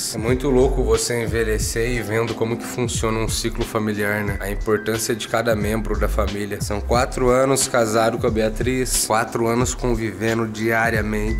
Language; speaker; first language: Portuguese; native; Portuguese